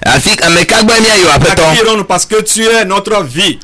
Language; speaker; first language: French; non-native, local second language; Ewe